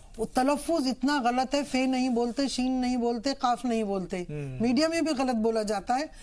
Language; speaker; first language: Hindi; native; Hindi